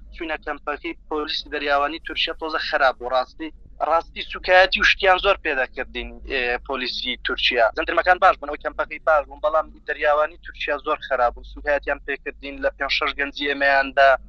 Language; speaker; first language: Central Kurdish; native; Central Kurdish